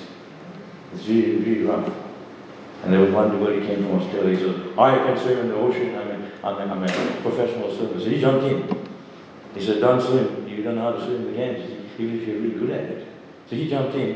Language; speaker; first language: English; non-native, local second language; Bangla